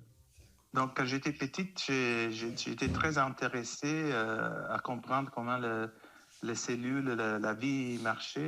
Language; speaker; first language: French; non-native, fluent; Italian